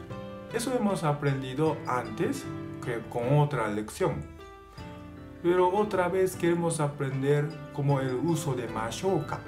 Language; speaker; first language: Spanish; non-native, fluent; Japanese